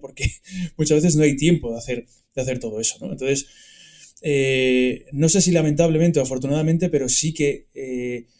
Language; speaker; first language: Spanish; native; Spanish